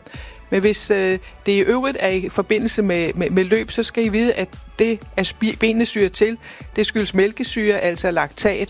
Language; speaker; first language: Danish; native; Danish